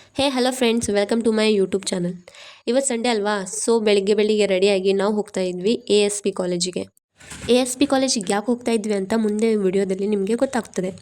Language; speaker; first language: Kannada; non-native, local second language; Lambadi